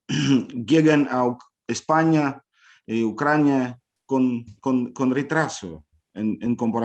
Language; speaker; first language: Spanish; non-native, fluent; Ukrainian